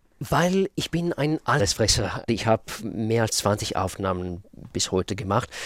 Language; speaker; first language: German; non-native, fluent; Russian